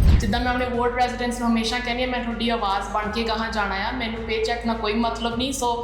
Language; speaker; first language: Punjabi; early bilingual, heritage; Punjabi